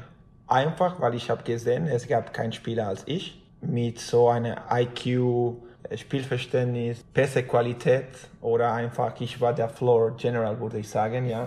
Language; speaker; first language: German; non-native, fluent; Spanish